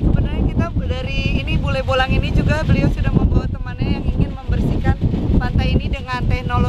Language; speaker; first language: Indonesian; non-native, fluent; English